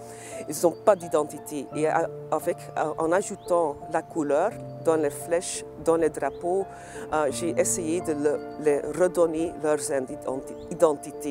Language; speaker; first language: French; non-native, local second language; Dutch